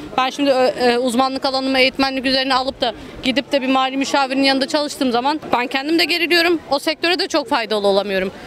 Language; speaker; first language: Turkish; early bilingual, heritage; Turkish